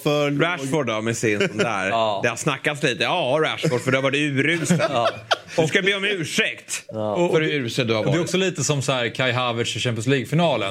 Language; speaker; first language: Swedish; native; Swedish